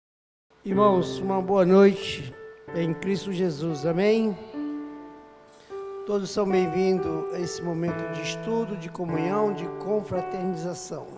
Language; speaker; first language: Portuguese; native; Portuguese